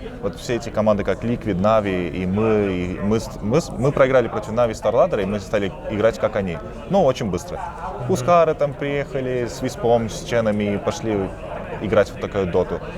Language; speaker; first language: Russian; early bilingual, heritage; Russian